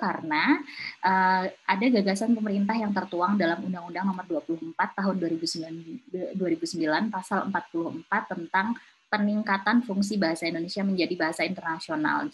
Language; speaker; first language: Indonesian; native; Indonesian